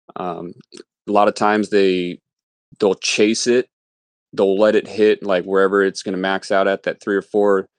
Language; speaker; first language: English; native; English